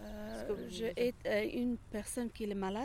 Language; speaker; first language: French; non-native, learner; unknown